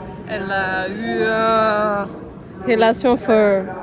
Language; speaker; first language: French; non-native, learner; Portuguese